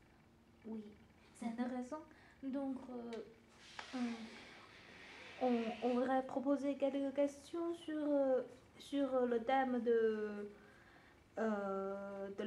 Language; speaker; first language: French; non-native, learner; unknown